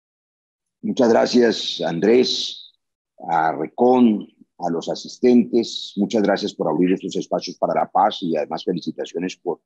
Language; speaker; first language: Spanish; native; Spanish